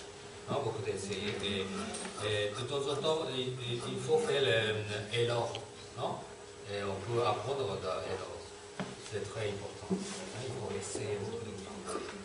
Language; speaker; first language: French; non-native, fluent; Turkish